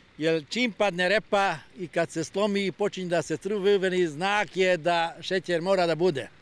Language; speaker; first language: Serbian; non-native, local second language; Hungarian